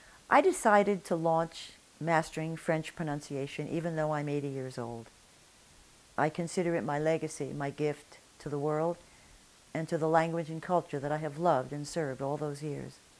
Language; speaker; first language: English; native; English